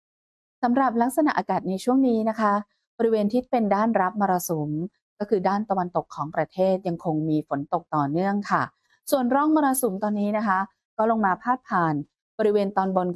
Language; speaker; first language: Thai; native; Thai